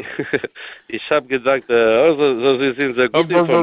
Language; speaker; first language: German; non-native, fluent; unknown